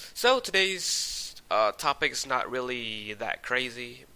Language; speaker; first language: English; non-native, fluent; Indonesian